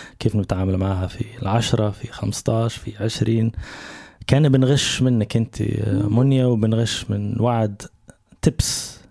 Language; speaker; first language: Arabic; native; Arabic